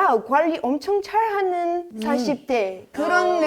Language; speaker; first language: Korean; non-native, learner; English